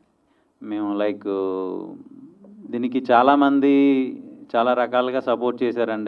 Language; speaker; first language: Telugu; native; Telugu